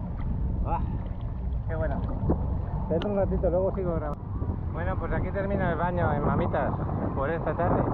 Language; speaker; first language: Spanish; native; Spanish